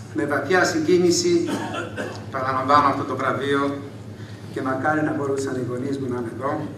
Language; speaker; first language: Greek; early bilingual, heritage; Greek